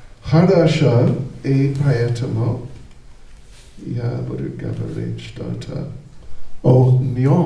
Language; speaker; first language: Russian; non-native, learner; English